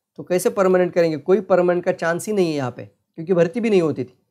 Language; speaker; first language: Hindi; non-native, local second language; Marathi